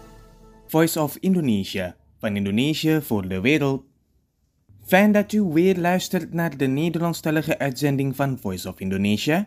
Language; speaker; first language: Dutch; non-native, fluent; Indonesian